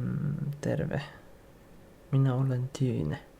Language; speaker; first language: Finnish; non-native, learner; English